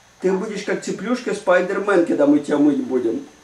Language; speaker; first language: Russian; native; Russian